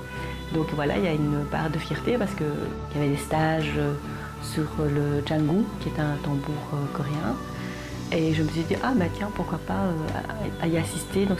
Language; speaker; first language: French; early bilingual, other home language; Korean